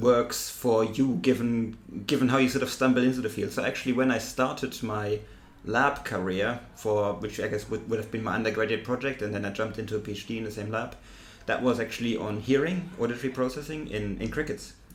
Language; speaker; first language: English; non-native, fluent; German